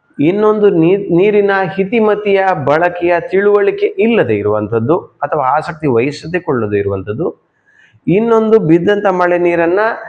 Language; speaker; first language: Kannada; non-native, local second language; Konkani